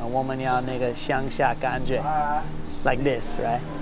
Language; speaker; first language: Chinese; non-native, learner; English